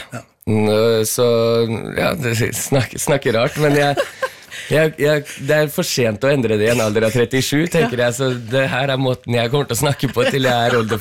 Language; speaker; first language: Norwegian; early bilingual, heritage; Norwegian